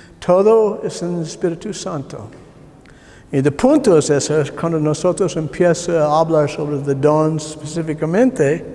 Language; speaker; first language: Spanish; non-native, learner; English